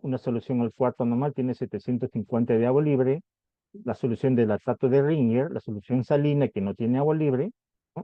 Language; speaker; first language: Spanish; native; Spanish